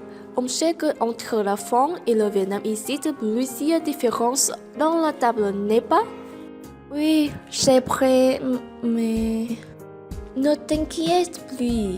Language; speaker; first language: French; non-native, learner; Vietnamese